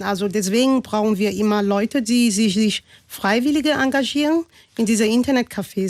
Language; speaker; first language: German; non-native, fluent; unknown